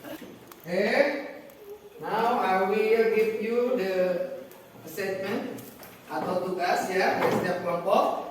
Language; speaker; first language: English; non-native, fluent; Indonesian